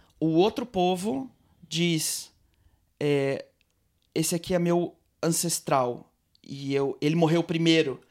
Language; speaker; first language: Portuguese; native; Portuguese